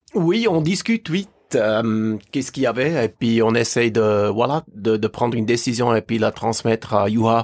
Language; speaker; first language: French; native; French